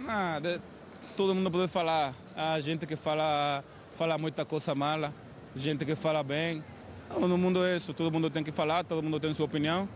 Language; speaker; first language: Portuguese; non-native, learner; Spanish